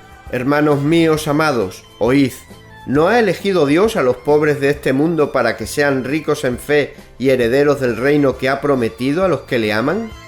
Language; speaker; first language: Spanish; native; Spanish